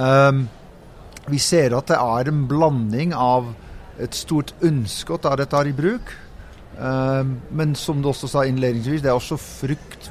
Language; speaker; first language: Norwegian; non-native, fluent; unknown